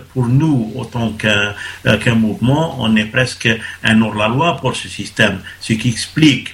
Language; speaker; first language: French; non-native, local second language; Arabic